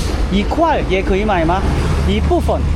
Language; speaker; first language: Chinese; non-native, fluent; Korean